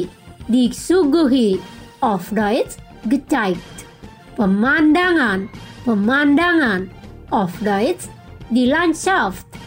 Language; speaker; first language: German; non-native, local second language; Indonesian